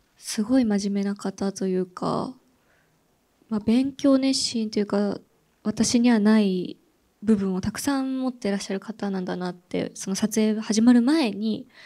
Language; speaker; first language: Japanese; native; Japanese